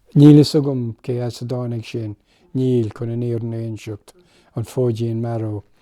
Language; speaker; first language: Irish; non-native, local second language; English